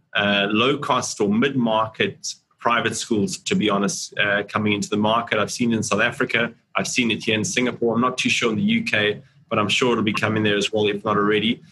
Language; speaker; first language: English; native; English